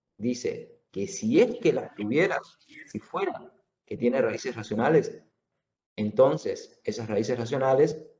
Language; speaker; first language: Spanish; native; Spanish